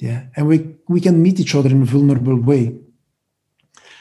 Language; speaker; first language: English; non-native, fluent; Dutch